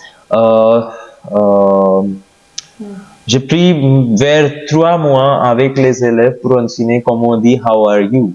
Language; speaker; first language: French; non-native, learner; Hindi